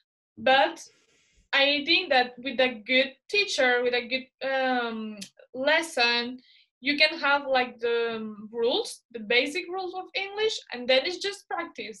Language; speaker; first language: English; non-native, fluent; Spanish